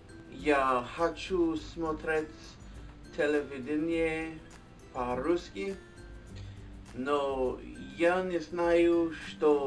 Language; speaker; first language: Russian; non-native, learner; English